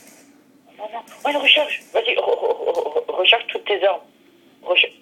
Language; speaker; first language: French; native; French